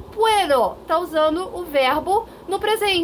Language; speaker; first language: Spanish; non-native, fluent; Portuguese